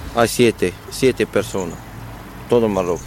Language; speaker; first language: Spanish; non-native, learner; Arabic